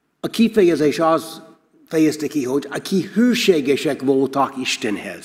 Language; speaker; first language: Hungarian; non-native, learner; English